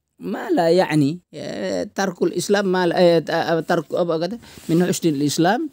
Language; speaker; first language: Arabic; non-native, fluent; Indonesian